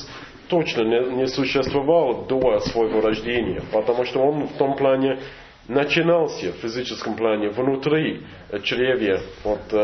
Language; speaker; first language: Russian; non-native, fluent; English